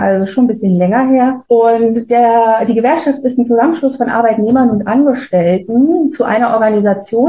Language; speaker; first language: German; native; German